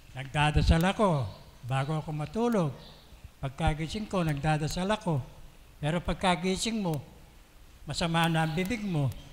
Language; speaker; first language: Filipino; native; Filipino